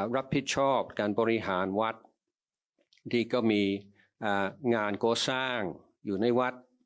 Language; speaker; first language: Thai; non-native, fluent; English